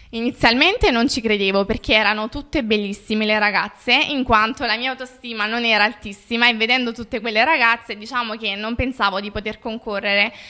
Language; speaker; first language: Italian; native; Italian